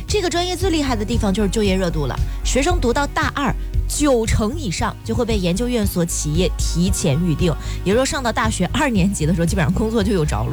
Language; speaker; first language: Chinese; native; Chinese